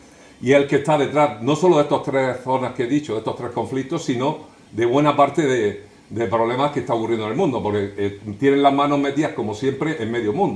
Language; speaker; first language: Spanish; native; Spanish